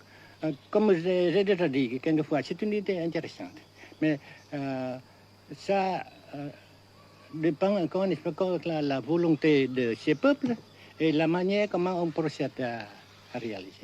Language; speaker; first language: French; non-native, fluent; Vietnamese